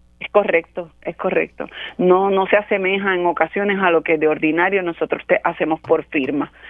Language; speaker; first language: Spanish; native; Spanish